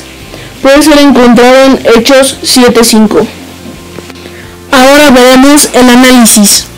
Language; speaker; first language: Spanish; native; Spanish